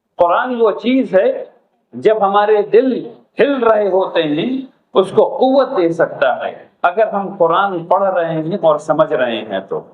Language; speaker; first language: Urdu; native; Urdu